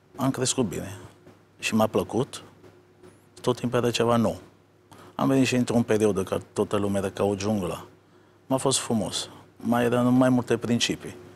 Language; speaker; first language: Romanian; non-native, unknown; Italian